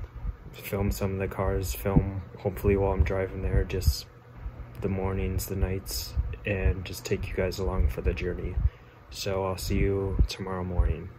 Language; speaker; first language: English; native; English